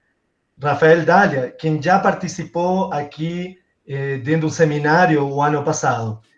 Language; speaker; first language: Portuguese; non-native, fluent; Spanish